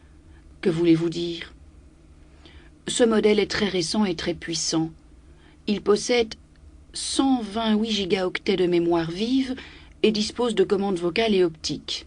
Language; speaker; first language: French; native; French